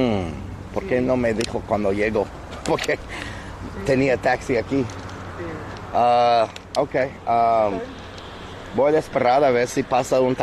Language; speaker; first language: Spanish; non-native, learner; English